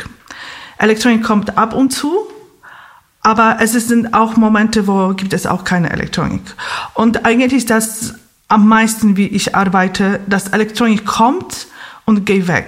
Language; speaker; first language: German; non-native, fluent; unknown